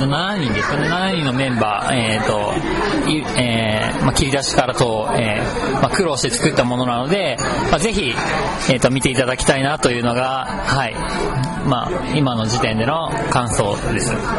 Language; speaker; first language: Japanese; native; Japanese